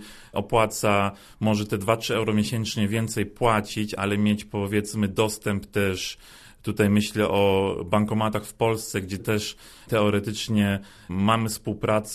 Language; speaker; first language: Polish; early bilingual, other home language; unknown